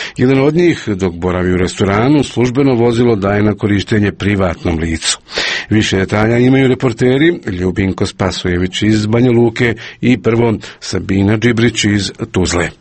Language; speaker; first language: Croatian; native; Croatian